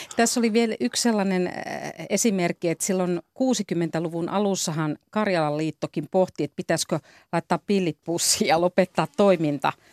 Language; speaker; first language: Finnish; native; Finnish